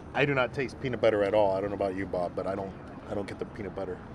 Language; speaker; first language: English; non-native, fluent; Spanish